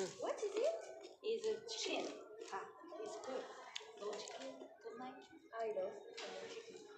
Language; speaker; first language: English; non-native, learner; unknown